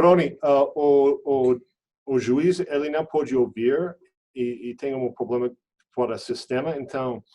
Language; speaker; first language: Portuguese; non-native, fluent; English